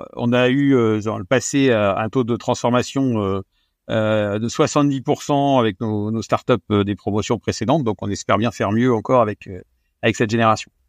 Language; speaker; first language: French; native; French